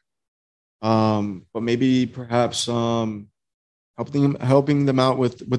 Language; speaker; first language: English; native; English